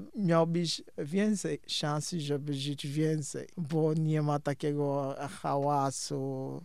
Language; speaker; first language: Polish; non-native, fluent; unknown